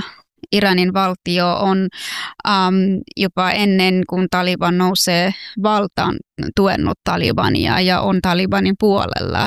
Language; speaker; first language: Finnish; early bilingual, other home language; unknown